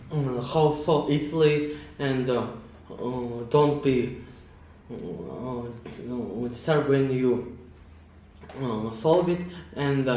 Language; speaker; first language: English; non-native, learner; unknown